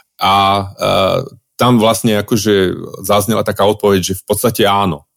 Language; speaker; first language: Slovak; native; Slovak